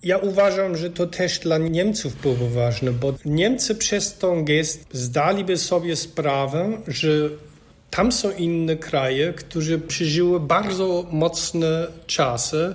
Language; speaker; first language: Polish; non-native, fluent; German